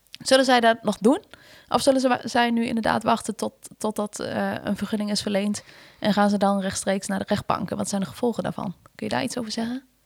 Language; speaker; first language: Dutch; native; Dutch